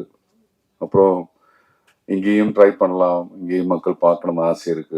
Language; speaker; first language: Tamil; non-native, learner; Malayalam